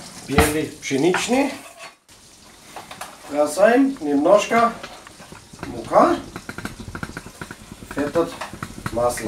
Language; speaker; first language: Russian; non-native, learner; German